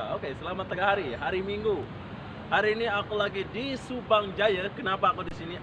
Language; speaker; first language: Indonesian; non-native, local second language; Sasak